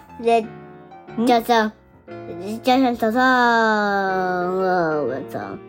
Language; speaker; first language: Chinese; early bilingual, heritage; Chinese